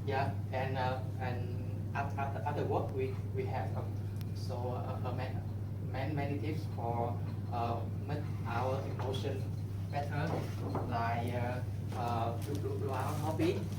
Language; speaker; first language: English; non-native, learner; Vietnamese